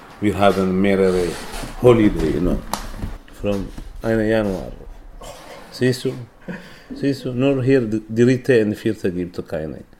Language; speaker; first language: German; non-native, learner; Tigrinya